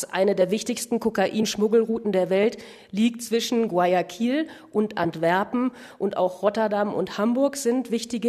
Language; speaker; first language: German; native; German